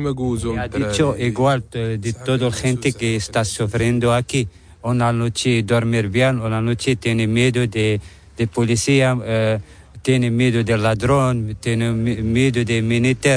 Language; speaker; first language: Spanish; non-native, learner; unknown